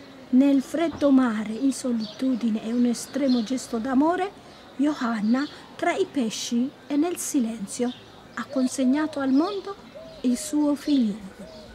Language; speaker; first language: Italian; non-native, fluent; Tigrinya